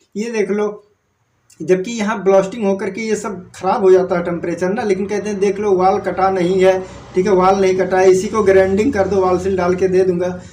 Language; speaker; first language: Hindi; native; Hindi